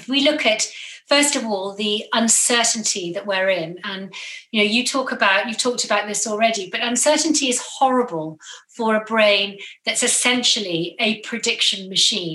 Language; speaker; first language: English; native; English